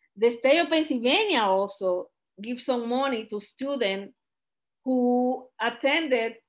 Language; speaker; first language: English; non-native, fluent; Spanish